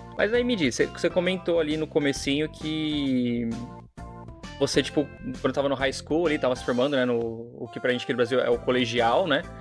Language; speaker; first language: Portuguese; native; Portuguese